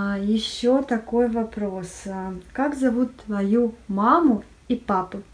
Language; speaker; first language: Russian; native; Russian